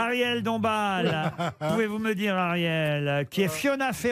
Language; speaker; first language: French; native; French